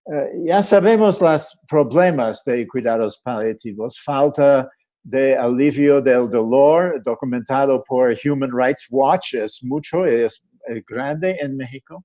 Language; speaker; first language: Spanish; non-native, fluent; English